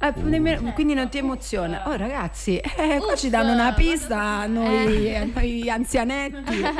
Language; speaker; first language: Italian; native; Italian